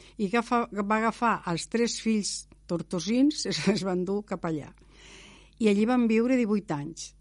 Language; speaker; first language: Catalan; non-native, local second language; Spanish